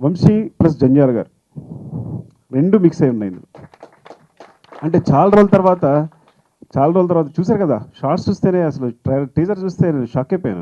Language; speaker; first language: Telugu; native; Telugu